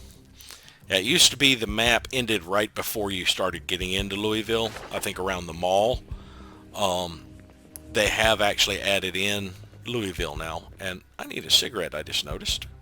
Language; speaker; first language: English; native; English